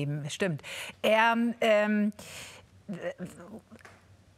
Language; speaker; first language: German; native; German